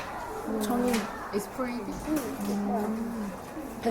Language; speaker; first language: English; non-native, learner; Korean